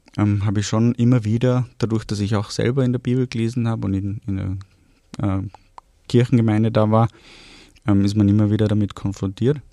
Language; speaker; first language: German; early bilingual, other home language; Romanian